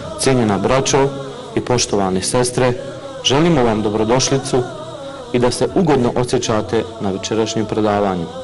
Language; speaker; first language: Bosnian; native; Bosnian